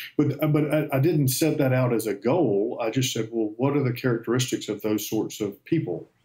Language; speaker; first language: English; native; English